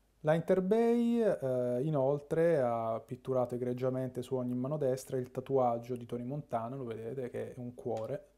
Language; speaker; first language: Italian; native; Italian